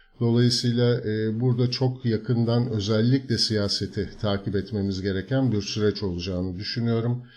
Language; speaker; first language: Turkish; native; Turkish